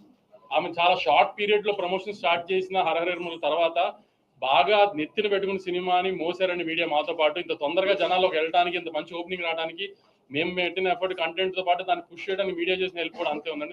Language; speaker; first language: Telugu; native; Telugu